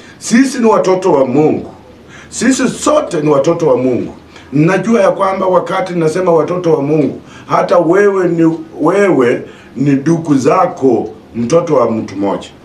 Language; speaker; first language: Swahili; non-native, local second language; Luyia